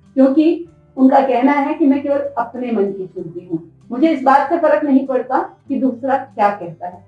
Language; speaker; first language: Hindi; native; Hindi